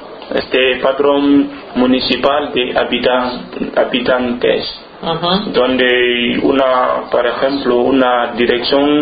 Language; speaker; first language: Spanish; non-native, learner; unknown